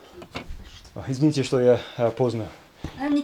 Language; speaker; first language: Russian; non-native, learner; English